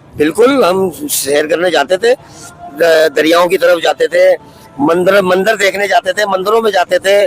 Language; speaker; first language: Urdu; native; Urdu